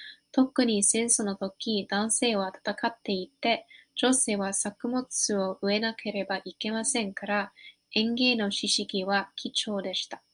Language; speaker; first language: Japanese; non-native, learner; English